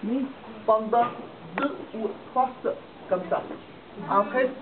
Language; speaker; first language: French; non-native, learner; Chinese